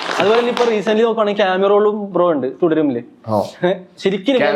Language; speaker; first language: Malayalam; native; Malayalam